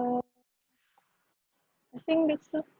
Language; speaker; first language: English; non-native, learner; Indonesian